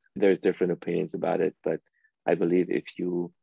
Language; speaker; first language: English; early bilingual, other home language; Persian